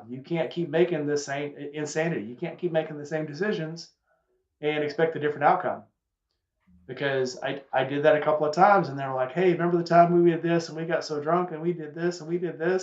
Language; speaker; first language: English; native; English